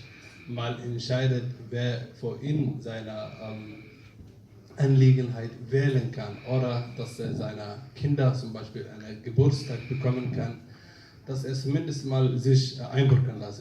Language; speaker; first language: German; non-native, fluent; Somali